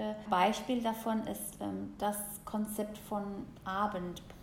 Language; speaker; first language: German; non-native, fluent; English